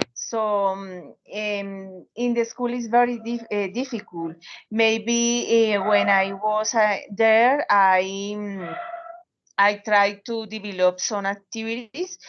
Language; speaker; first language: English; non-native, learner; Spanish